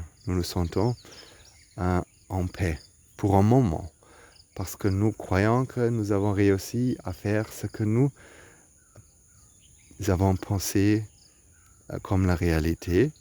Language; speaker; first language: French; non-native, learner; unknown